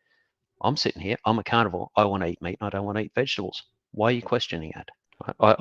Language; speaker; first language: English; native; English